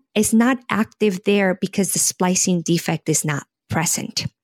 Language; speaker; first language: English; non-native, fluent; Spanish